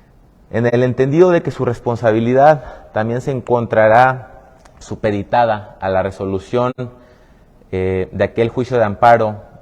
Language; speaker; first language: Spanish; native; Spanish